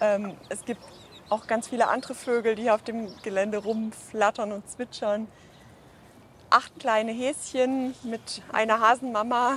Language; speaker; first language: German; native; German